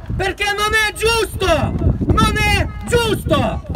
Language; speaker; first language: Italian; non-native, fluent; Ukrainian